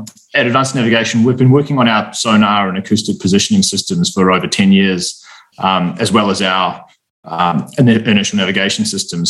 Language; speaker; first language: English; native; English